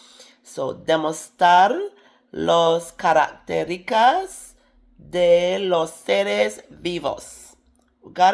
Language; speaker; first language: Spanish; non-native, learner; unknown